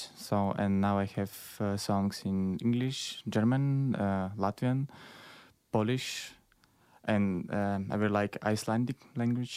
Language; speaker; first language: English; non-native, learner; Belarusian